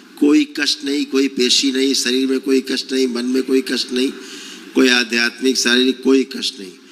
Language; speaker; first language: Hindi; native; Hindi